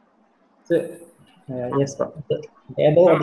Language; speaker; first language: English; non-native, learner; Indonesian